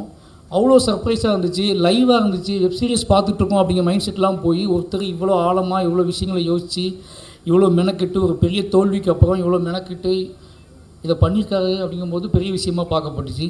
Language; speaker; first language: Tamil; native; Tamil